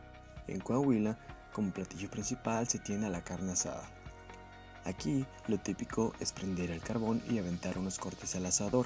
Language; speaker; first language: Spanish; native; Spanish